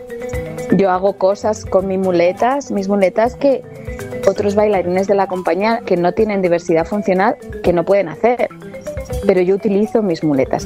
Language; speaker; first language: Spanish; native; Spanish